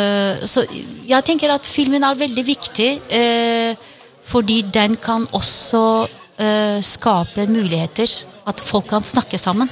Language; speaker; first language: Norwegian; non-native, fluent; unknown